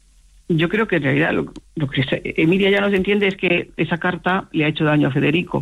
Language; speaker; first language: Spanish; native; Spanish